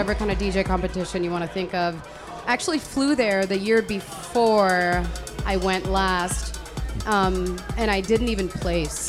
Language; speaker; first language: English; non-native, local second language; Hiligaynon